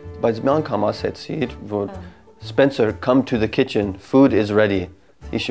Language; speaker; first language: Armenian; non-native, learner; English